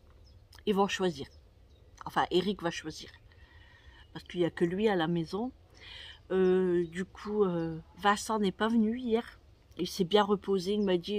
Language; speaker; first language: French; native; French